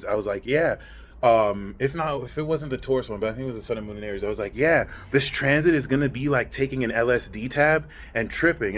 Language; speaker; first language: English; native; English